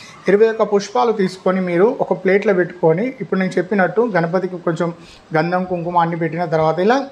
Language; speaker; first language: Telugu; native; Telugu